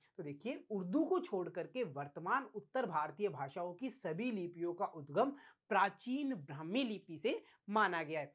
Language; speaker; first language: Hindi; native; Hindi